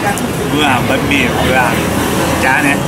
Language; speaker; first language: Vietnamese; non-native, learner; Japanese